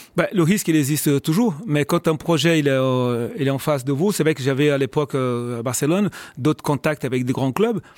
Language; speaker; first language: French; non-native, fluent; Portuguese